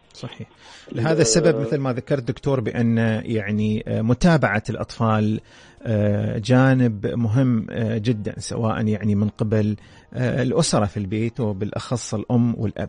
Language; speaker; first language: Arabic; native; Arabic